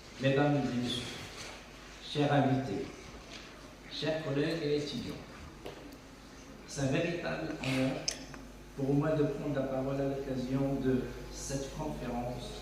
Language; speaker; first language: French; non-native, local second language; Arabic